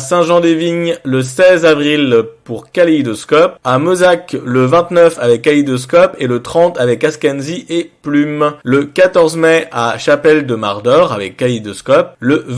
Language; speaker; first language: French; native; French